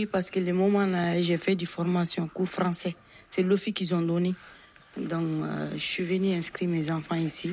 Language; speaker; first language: French; non-native, learner; Bambara